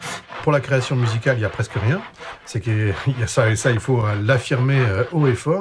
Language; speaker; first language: French; native; French